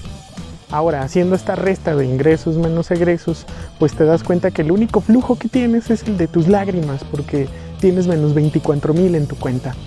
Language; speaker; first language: Spanish; native; Spanish